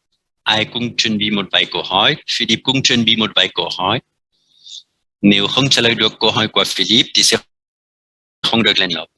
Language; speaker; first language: Vietnamese; non-native, fluent; French